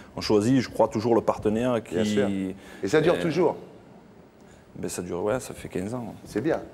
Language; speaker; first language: French; native; French